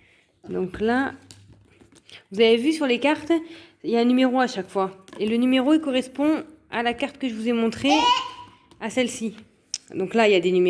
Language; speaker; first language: French; native; French